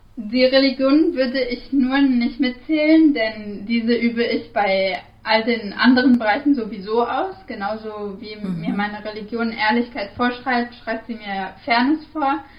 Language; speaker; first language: German; non-native, fluent; Arabic